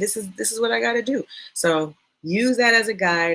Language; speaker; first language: English; native; English